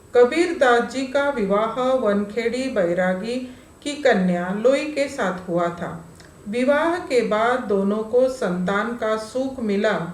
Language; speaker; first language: Hindi; non-native, local second language; Marathi